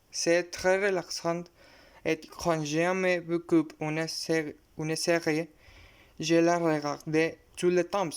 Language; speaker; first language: French; non-native, learner; Spanish